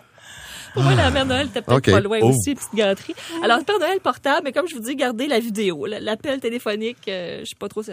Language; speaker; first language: French; native; French